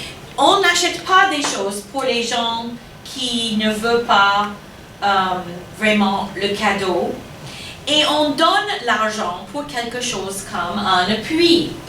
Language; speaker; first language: French; non-native, fluent; English